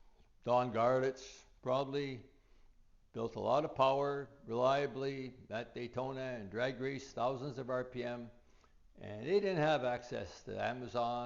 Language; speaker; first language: English; native; English